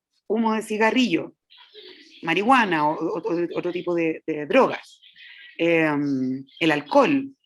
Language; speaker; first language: Spanish; native; Spanish